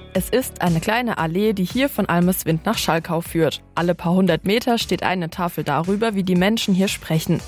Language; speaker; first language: German; native; German